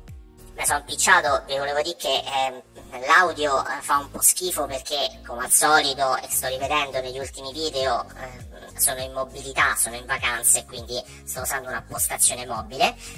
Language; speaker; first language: Italian; native; Italian